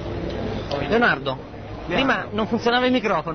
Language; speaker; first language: Italian; native; Italian